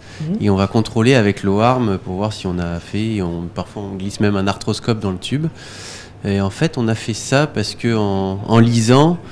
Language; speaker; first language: French; native; French